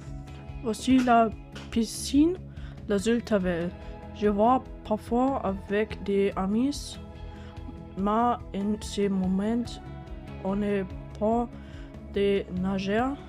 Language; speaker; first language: French; non-native, learner; German